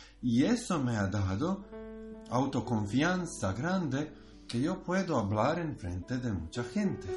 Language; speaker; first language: Spanish; non-native, learner; Croatian